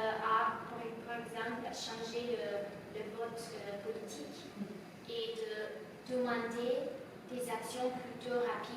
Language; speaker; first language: French; non-native, learner; Italian